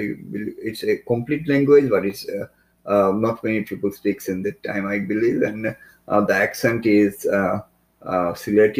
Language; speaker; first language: English; non-native, local second language; Bangla